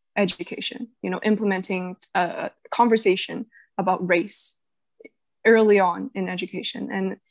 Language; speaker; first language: English; early bilingual, other home language; Chinese